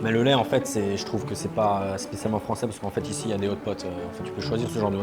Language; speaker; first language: French; native; French